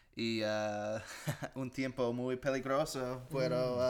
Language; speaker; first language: Spanish; non-native, learner; English